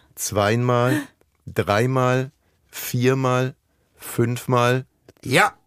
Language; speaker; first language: German; native; German